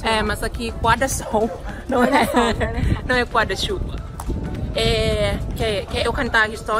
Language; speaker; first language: Portuguese; non-native, learner; Thai